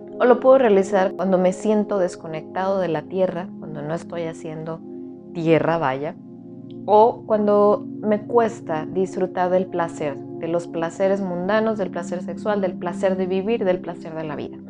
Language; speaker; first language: Spanish; native; Spanish